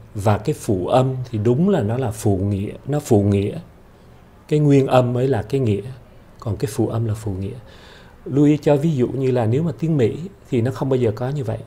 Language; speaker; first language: Vietnamese; early bilingual, heritage; Vietnamese